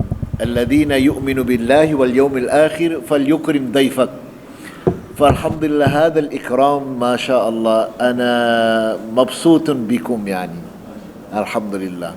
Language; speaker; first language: Arabic; non-native, fluent; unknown